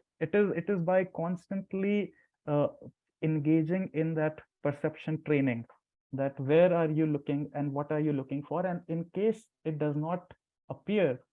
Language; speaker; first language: English; non-native, local second language; Hindi